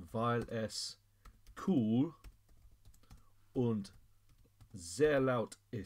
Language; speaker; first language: German; non-native, fluent; English